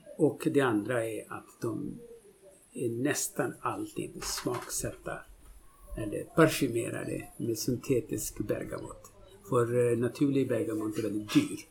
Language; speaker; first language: Swedish; non-native, fluent; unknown